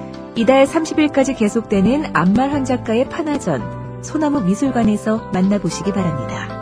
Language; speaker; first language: Korean; native; Korean